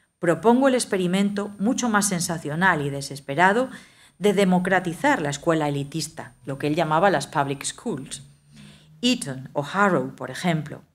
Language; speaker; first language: Spanish; native; Spanish